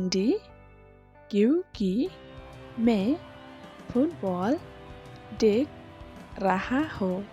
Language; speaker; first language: Hindi; non-native, local second language; Khasi